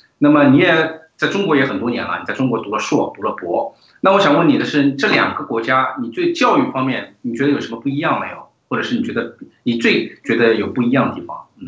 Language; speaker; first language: Chinese; native; Chinese